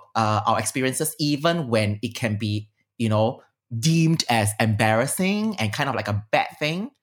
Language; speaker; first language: English; native; English